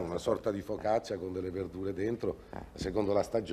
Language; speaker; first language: Italian; native; Italian